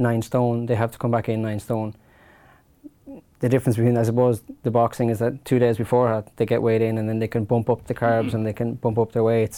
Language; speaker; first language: English; native; English